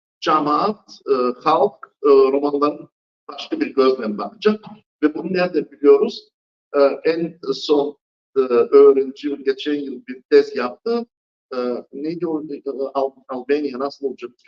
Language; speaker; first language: Turkish; non-native, fluent; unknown